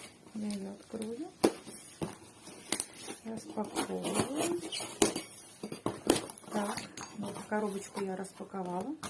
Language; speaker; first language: Russian; native; Russian